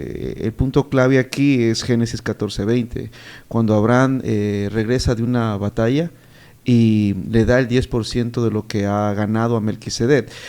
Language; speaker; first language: Spanish; native; Spanish